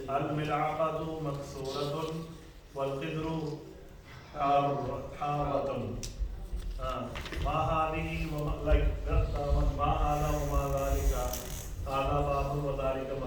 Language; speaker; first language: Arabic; non-native, fluent; Urdu